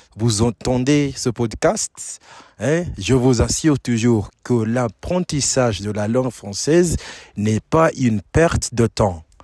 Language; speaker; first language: French; non-native, fluent; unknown